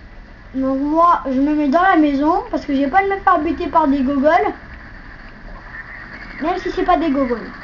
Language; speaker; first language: French; native; French